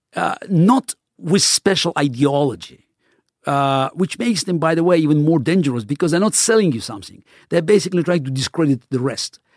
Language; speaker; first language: English; non-native, fluent; Russian